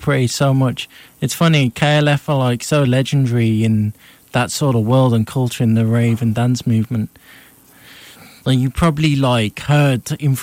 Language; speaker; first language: English; native; English